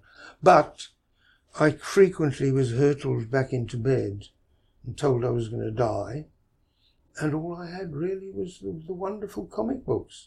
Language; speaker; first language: English; native; English